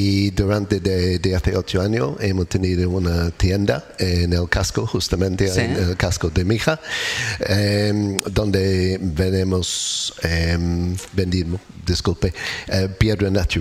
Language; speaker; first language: Spanish; non-native, learner; English